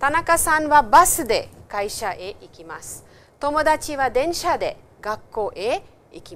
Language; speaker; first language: Japanese; non-native, learner; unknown